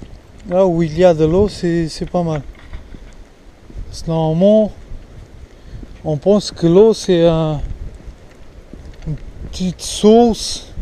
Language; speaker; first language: French; non-native, fluent; Portuguese